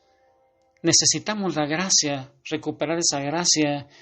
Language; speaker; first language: Spanish; native; Spanish